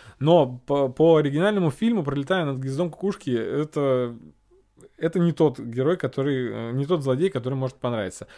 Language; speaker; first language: Russian; native; Russian